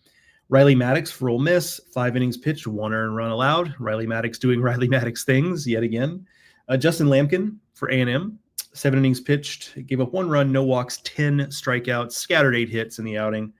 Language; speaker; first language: English; native; English